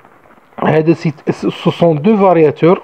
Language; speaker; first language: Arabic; native; Arabic